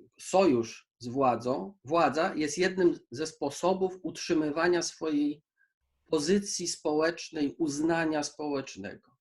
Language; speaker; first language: Polish; native; Polish